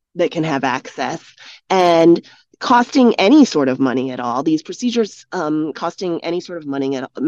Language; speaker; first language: English; native; English